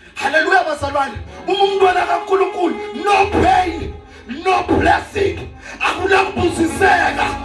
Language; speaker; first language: Zulu; non-native, local second language; Swati